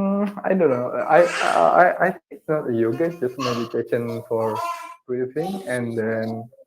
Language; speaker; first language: English; non-native, learner; Indonesian